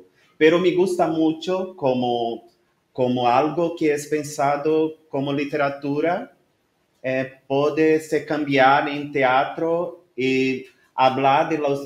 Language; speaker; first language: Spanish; non-native, learner; Portuguese